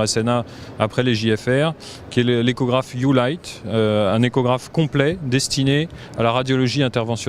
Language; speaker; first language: French; native; French